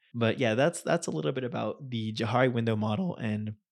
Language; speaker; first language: English; native; English